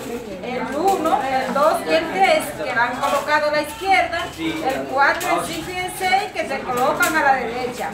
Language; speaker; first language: Spanish; native; Spanish